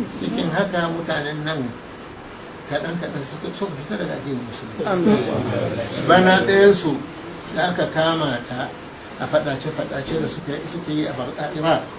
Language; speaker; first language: Hausa; non-native, local second language; Arabic